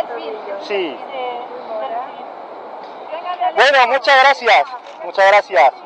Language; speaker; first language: Spanish; non-native, fluent; Arabic